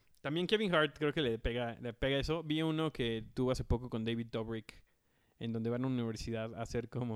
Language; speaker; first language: Spanish; native; Spanish